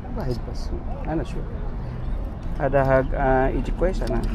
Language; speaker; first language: Arabic; non-native, learner; Filipino